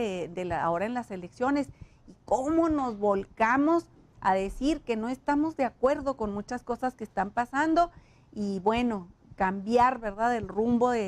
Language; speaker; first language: Spanish; native; Spanish